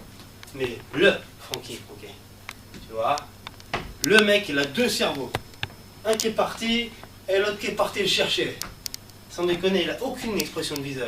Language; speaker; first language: French; native; French